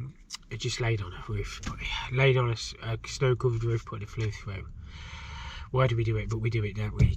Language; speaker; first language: English; native; English